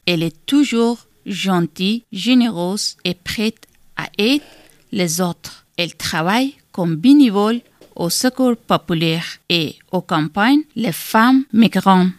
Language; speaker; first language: French; non-native, learner; Persian